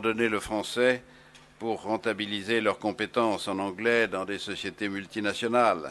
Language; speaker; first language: French; native; French